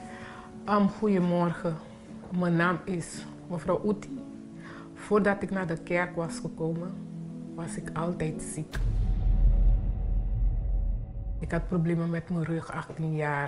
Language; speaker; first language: Dutch; non-native, fluent; Papiamento